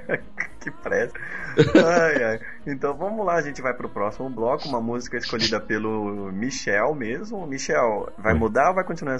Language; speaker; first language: Portuguese; native; Portuguese